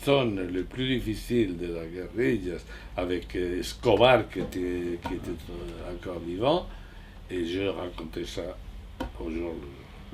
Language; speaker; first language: French; non-native, fluent; Spanish